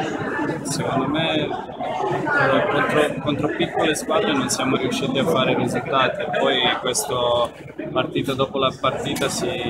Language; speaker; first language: Italian; non-native, fluent; Serbian